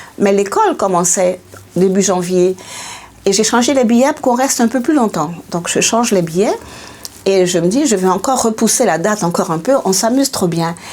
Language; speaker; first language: French; native; French